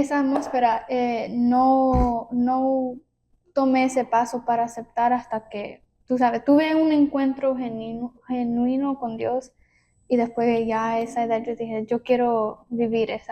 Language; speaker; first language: Spanish; early bilingual, heritage; Spanish